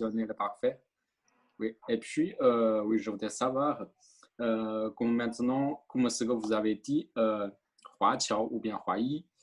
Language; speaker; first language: French; non-native, fluent; Chinese